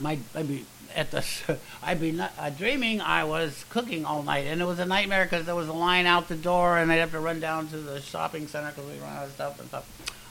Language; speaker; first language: English; native; English